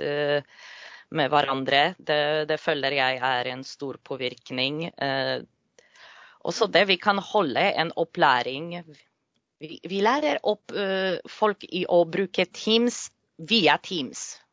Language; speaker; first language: Norwegian; non-native, fluent; Polish